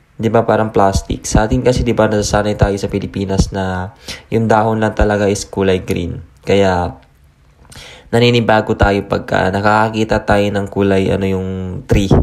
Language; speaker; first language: Filipino; native; Filipino